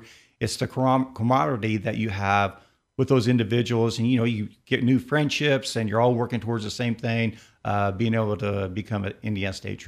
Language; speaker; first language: English; native; English